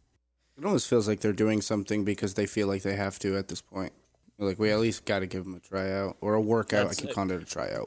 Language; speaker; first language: English; native; English